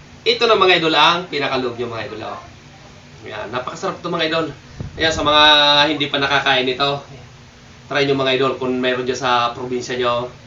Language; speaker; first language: Filipino; non-native, local second language; Bikol